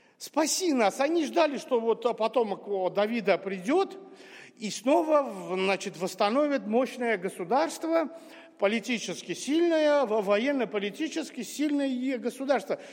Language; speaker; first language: Russian; non-native, local second language; Armenian